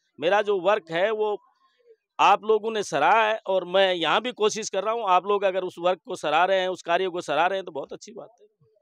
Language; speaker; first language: Hindi; native; Hindi